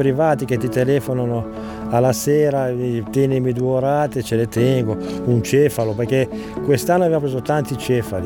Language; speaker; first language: Italian; native; Italian